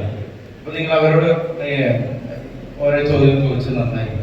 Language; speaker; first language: Malayalam; native; Malayalam